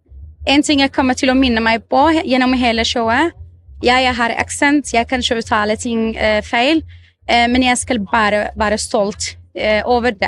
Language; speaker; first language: Norwegian; non-native, learner; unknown